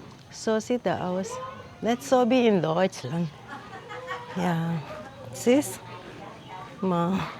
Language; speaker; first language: German; non-native, fluent; Filipino